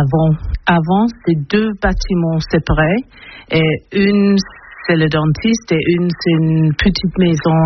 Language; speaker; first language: French; non-native, learner; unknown